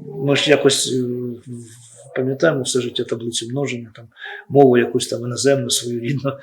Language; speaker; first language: Ukrainian; native; Ukrainian